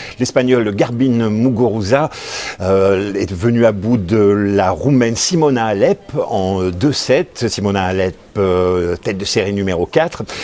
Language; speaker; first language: French; native; French